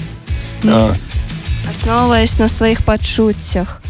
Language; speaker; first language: Belarusian; non-native, local second language; Russian